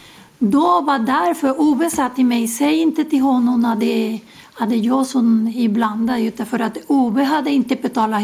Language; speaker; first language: Swedish; non-native, learner; Spanish